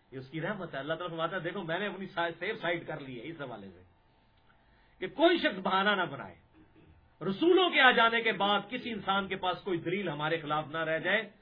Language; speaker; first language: Urdu; non-native, local second language; Punjabi